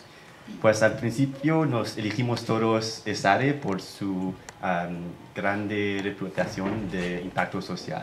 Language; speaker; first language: Spanish; non-native, fluent; English